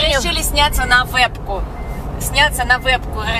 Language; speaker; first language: Russian; native; Russian